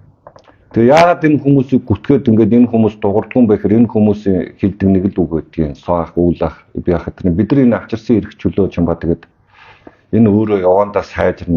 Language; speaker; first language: Mongolian; native; Mongolian